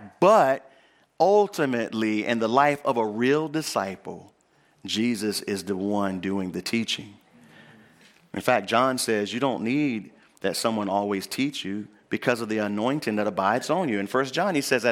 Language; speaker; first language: English; native; English